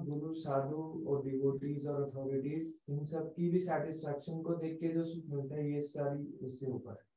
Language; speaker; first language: Hindi; native; Hindi